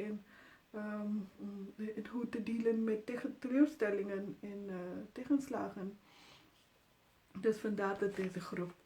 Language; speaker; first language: Dutch; non-native, fluent; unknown